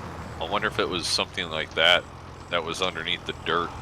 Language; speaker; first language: English; native; English